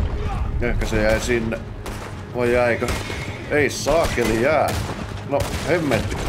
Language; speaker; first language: Finnish; native; Finnish